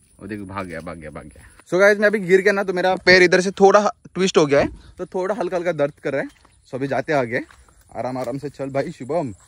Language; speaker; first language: Hindi; non-native, local second language; Marathi